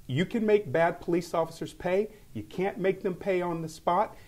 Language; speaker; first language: English; native; English